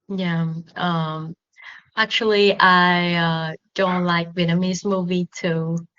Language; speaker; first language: English; non-native, learner; Vietnamese